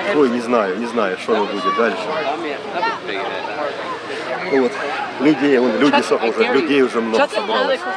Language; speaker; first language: Russian; native; Russian